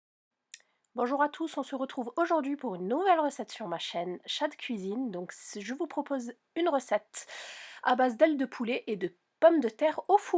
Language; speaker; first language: French; native; French